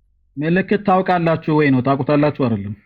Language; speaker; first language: Amharic; native; Amharic